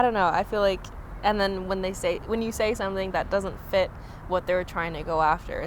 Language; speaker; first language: English; native; English